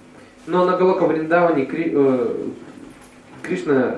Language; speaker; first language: Russian; native; Russian